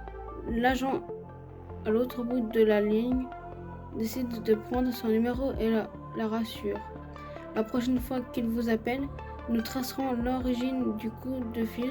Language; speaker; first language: French; native; French